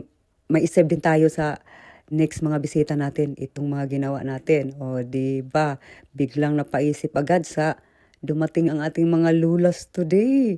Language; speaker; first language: Filipino; native; Filipino